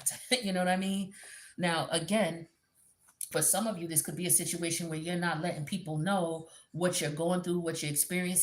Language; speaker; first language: English; native; English